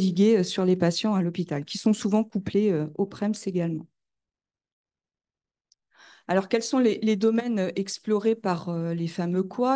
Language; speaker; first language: French; native; French